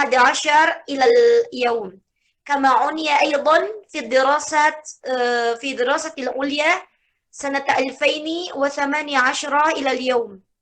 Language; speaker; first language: Arabic; non-native, fluent; Indonesian